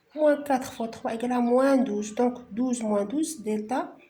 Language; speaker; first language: French; non-native, local second language; Arabic